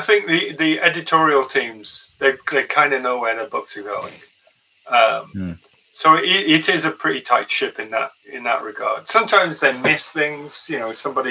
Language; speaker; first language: English; native; English